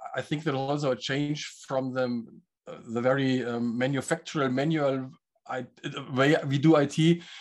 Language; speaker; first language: English; non-native, fluent; German